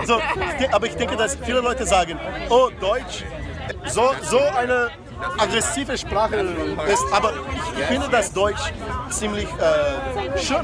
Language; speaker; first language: German; non-native, fluent; Portuguese